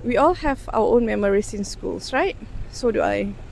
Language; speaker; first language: English; non-native, local second language; Malay